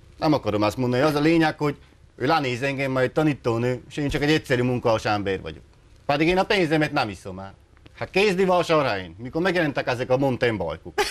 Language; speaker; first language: Hungarian; native; Hungarian